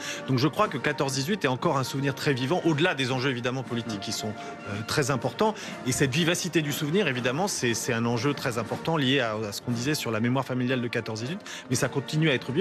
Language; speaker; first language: French; native; French